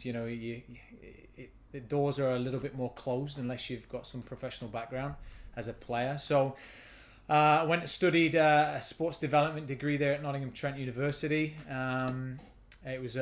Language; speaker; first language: English; native; English